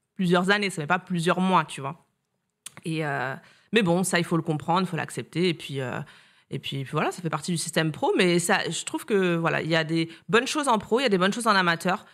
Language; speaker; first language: French; native; French